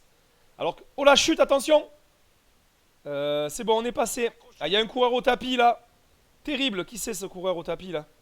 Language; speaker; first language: French; native; French